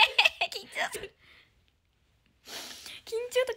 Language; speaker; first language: Japanese; native; Japanese